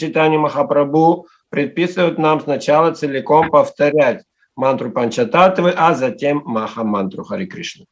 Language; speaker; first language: Russian; native; Russian